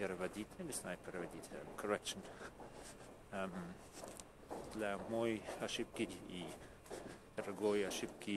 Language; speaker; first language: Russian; non-native, learner; English